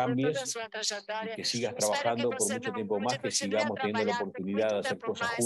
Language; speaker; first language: Spanish; native; Spanish